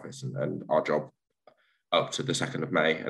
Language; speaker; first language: English; native; English